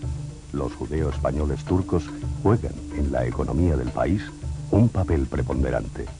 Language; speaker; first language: Spanish; native; Spanish